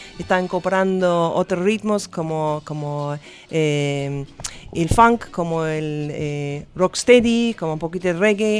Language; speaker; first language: Spanish; non-native, fluent; English